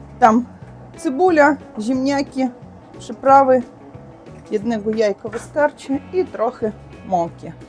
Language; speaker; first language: Polish; non-native, learner; Russian